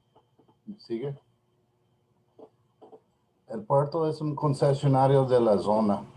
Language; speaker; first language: Spanish; non-native, learner; English